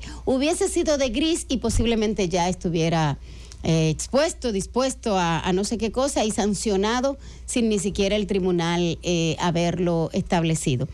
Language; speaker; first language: Spanish; native; Spanish